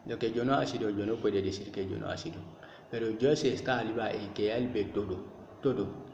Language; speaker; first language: Spanish; non-native, learner; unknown